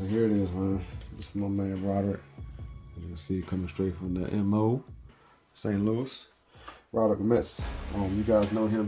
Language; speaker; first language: English; native; English